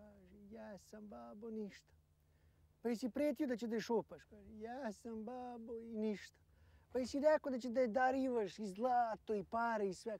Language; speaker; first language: Croatian; native; Croatian